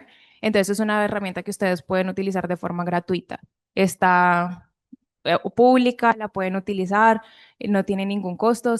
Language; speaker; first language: Spanish; native; Spanish